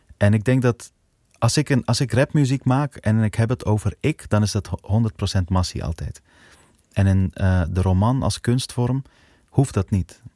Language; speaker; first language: Dutch; early bilingual, other home language; Persian